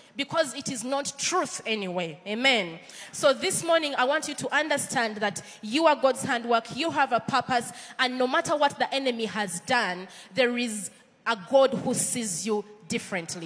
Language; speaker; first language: English; non-native, local second language; Ganda